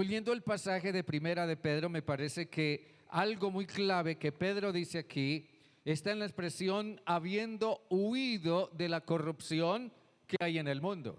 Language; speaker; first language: Spanish; native; Spanish